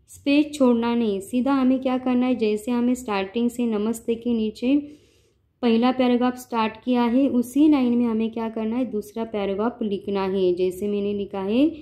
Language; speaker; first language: Hindi; non-native, local second language; Marathi